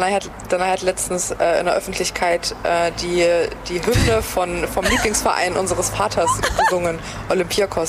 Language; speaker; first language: German; early bilingual, other home language; Greek